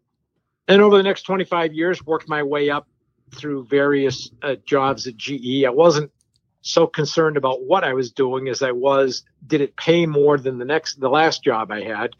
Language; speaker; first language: English; early bilingual, other home language; French